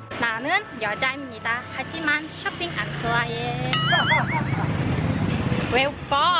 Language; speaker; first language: Korean; non-native, learner; Vietnamese